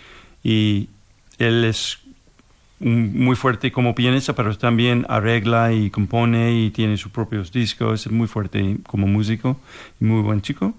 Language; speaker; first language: Spanish; non-native, fluent; English